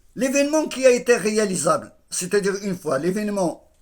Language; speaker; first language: French; non-native, local second language; Arabic